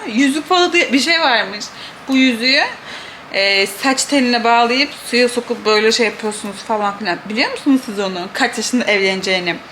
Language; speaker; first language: Turkish; native; Turkish